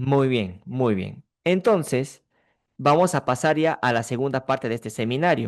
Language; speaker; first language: Spanish; native; Spanish